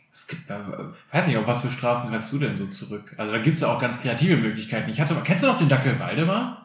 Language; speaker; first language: German; early bilingual, other home language; Albanian